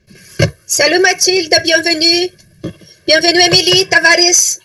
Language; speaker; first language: French; non-native, fluent; Portuguese